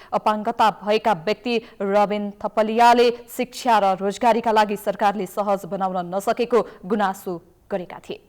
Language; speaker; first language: Nepali; native; Nepali